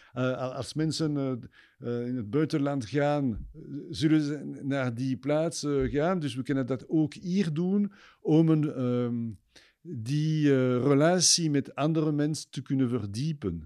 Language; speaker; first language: Dutch; non-native, fluent; French